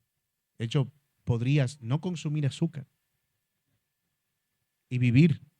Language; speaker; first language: Spanish; native; Spanish